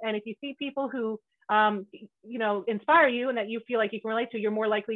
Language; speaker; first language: English; native; English